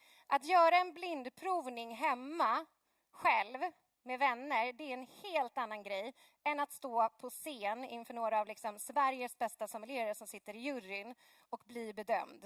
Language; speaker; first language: Swedish; native; Swedish